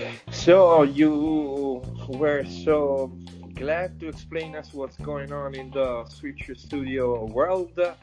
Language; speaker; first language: English; non-native, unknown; Italian